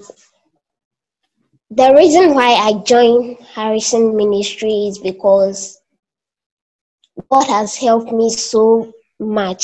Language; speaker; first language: English; non-native, local second language; Akan